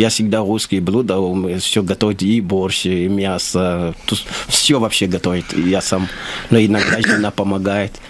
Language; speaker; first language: Russian; non-native, learner; Lingala